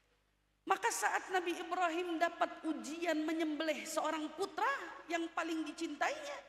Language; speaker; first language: Indonesian; native; Indonesian